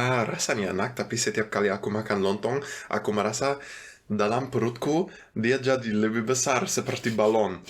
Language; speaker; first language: Indonesian; non-native, fluent; German